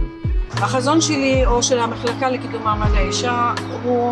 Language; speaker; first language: Hebrew; non-native, local second language; Arabic